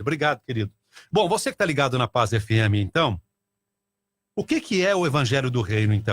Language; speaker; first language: Portuguese; native; Portuguese